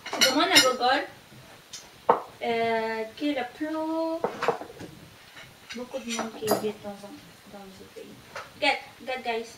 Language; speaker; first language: French; non-native, fluent; Filipino